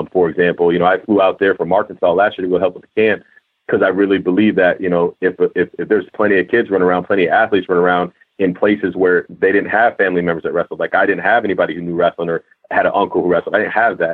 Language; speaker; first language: English; native; English